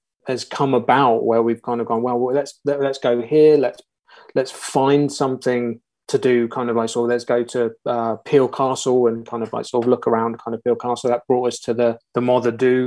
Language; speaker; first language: English; native; English